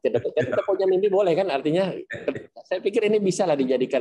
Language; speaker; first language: Indonesian; native; Indonesian